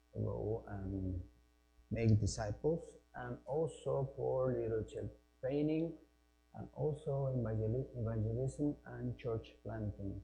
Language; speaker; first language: English; non-native, fluent; Spanish